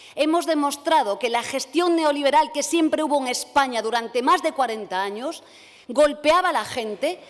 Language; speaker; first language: Spanish; native; Spanish